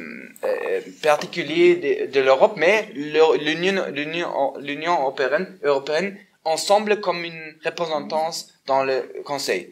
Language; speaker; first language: French; non-native, fluent; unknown